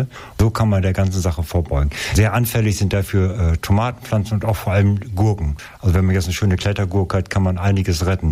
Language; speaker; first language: German; native; German